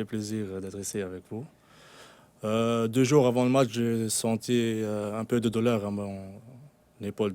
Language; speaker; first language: French; non-native, local second language; Arabic